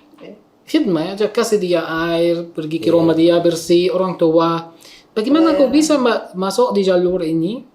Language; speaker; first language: Indonesian; non-native, learner; Arabic